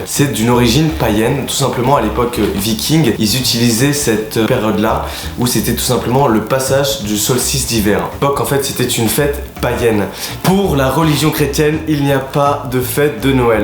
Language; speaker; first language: French; native; French